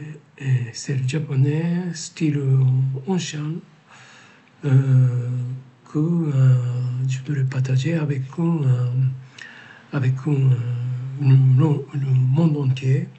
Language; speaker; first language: French; non-native, learner; Japanese